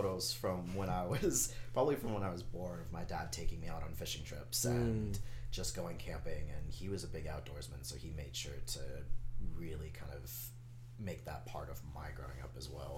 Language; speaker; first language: English; native; English